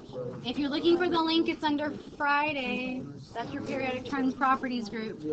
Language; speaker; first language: English; native; English